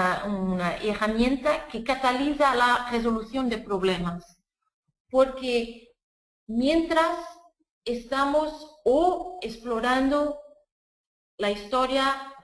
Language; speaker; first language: Spanish; non-native, fluent; Portuguese